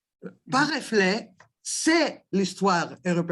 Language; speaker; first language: French; non-native, learner; Greek